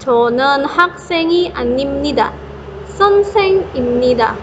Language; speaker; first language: Korean; non-native, fluent; Indonesian